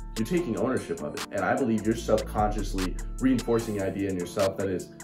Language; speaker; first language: English; native; English